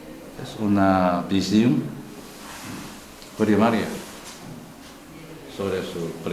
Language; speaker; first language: Spanish; non-native, learner; Chinese